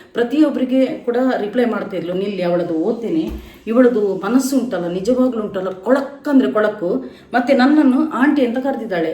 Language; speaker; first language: Kannada; non-native, local second language; Tulu